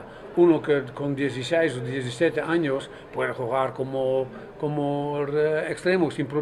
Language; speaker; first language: Spanish; non-native, fluent; Dutch